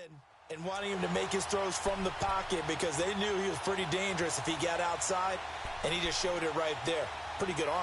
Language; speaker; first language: English; native; English